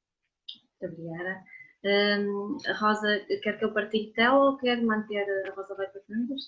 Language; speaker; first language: Portuguese; native; Portuguese